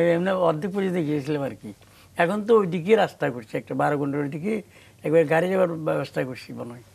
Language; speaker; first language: Bangla; native; Bangla